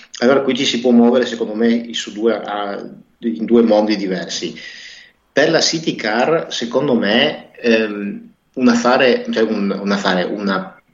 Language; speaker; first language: Italian; native; Italian